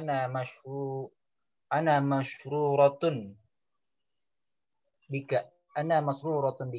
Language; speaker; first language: Arabic; non-native, learner; Indonesian